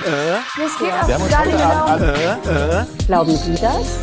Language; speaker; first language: German; native; German